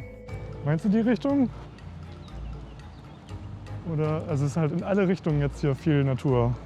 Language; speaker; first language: German; native; German